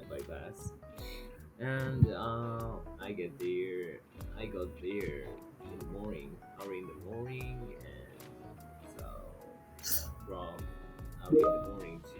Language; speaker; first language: English; non-native, fluent; Japanese